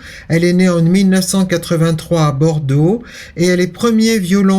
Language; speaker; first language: French; native; French